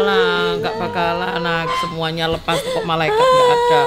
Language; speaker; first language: Indonesian; native; Indonesian